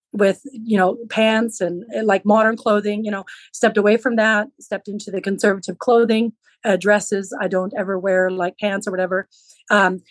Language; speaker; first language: English; early bilingual, other home language; Low German